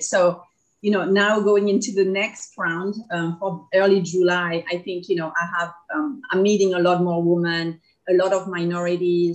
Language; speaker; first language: English; non-native, fluent; French